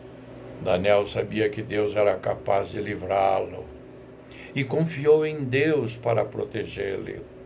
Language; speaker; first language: Portuguese; native; Portuguese